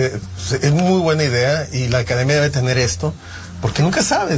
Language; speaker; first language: Spanish; native; Spanish